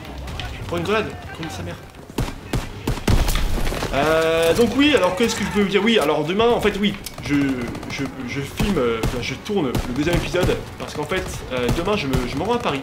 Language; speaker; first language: French; native; French